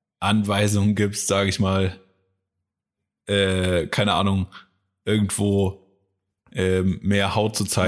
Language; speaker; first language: German; native; German